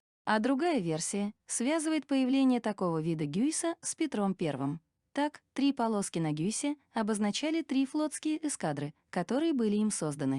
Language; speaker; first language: Russian; native; Russian